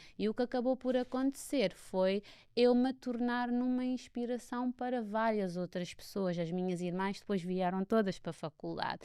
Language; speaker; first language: Portuguese; non-native, local second language; Kabuverdianu